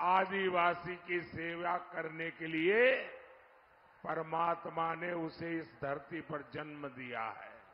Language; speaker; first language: Hindi; non-native, local second language; Gujarati